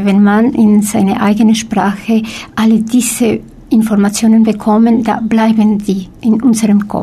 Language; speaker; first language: German; non-native, fluent; Spanish